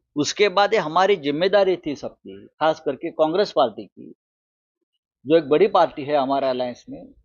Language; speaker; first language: Hindi; non-native, local second language; Marathi